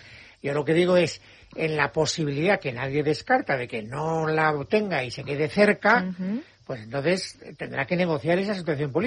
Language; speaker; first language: Spanish; native; Spanish